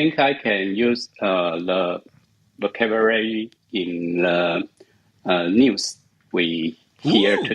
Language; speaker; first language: English; non-native, learner; Chinese